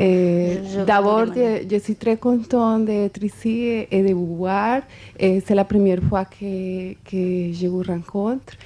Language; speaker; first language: French; non-native, fluent; Spanish